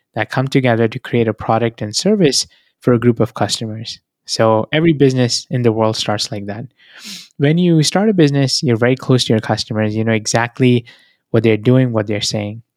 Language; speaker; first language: English; non-native, local second language; Hindi